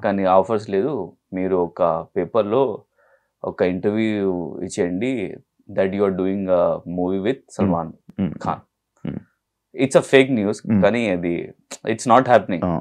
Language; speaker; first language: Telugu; non-native, local second language; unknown